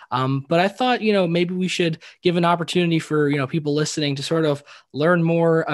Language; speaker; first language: English; native; English